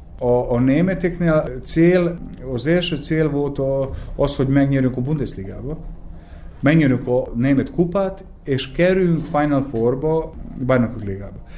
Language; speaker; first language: Hungarian; non-native, fluent; Serbian